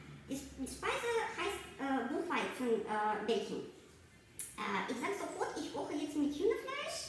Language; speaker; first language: German; non-native, fluent; Russian